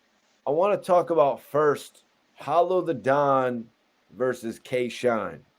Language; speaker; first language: English; native; English